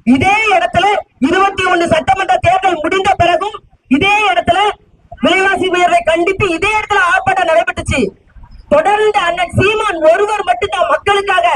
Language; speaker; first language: Tamil; native; Tamil